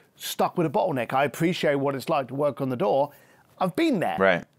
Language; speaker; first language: English; native; English